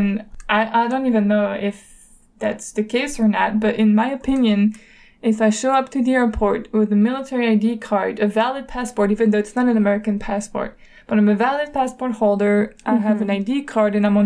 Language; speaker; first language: English; non-native, fluent; French